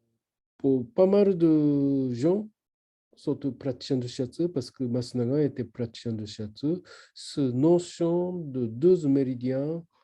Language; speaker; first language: French; non-native, learner; Japanese